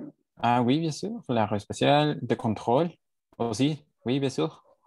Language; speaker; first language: French; non-native, learner; Spanish